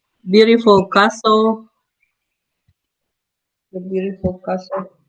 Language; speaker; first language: English; non-native, learner; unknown